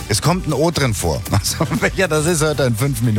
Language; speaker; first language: German; native; German